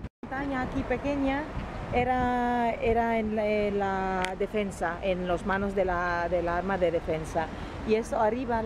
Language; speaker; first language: Spanish; non-native, fluent; Bosnian